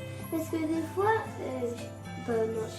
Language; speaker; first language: French; early bilingual, other home language; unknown